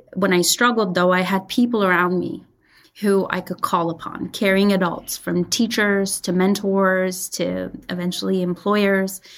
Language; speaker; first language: English; early bilingual, other home language; Persian